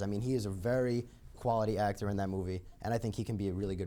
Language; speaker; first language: English; native; English